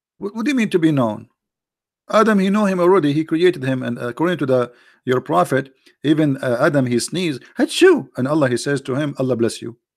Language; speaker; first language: English; non-native, fluent; Arabic